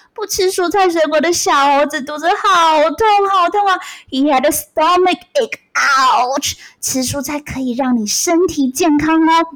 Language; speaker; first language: Chinese; non-native, local second language; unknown